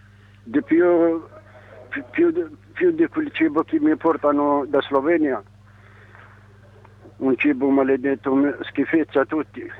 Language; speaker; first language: Italian; non-native, learner; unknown